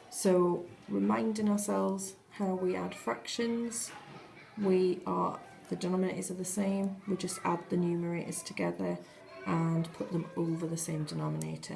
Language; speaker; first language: English; native; English